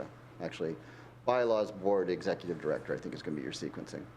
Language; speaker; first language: English; native; English